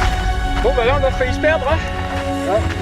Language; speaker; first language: French; native; French